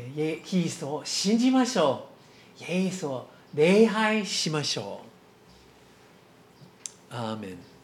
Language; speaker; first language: Japanese; non-native, learner; English